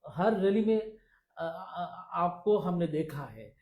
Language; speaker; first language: Hindi; non-native, local second language; Bangla